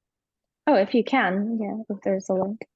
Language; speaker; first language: English; native; English